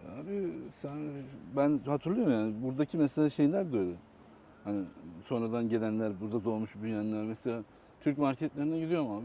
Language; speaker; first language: Turkish; native; Turkish